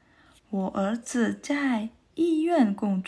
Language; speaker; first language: Chinese; non-native, fluent; Indonesian